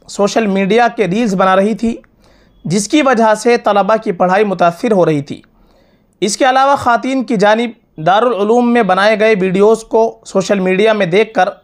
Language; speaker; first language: Urdu; native; Urdu